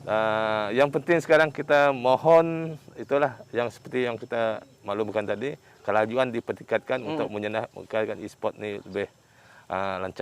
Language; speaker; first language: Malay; non-native, local second language; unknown